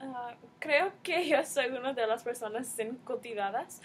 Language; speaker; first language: Spanish; non-native, learner; English